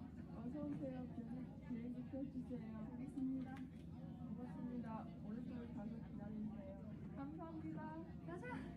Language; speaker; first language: Korean; non-native, learner; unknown